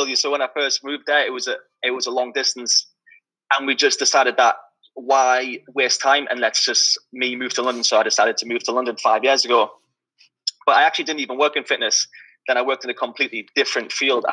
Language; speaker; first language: English; native; English